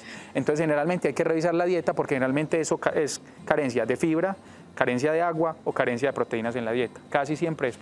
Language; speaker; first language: Spanish; native; Spanish